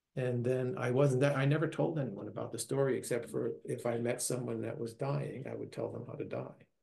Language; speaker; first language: English; native; English